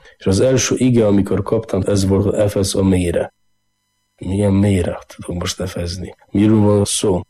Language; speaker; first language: Hungarian; non-native, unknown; Polish